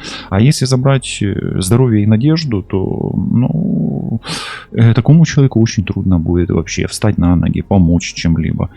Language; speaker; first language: Russian; non-native, local second language; Ukrainian